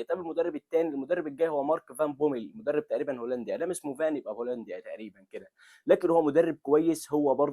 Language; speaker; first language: Arabic; native; Arabic